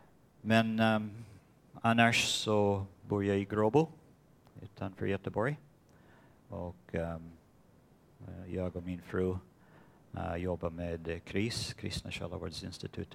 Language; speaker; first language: Swedish; non-native, fluent; English